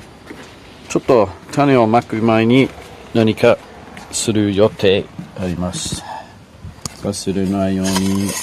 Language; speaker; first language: Japanese; non-native, learner; English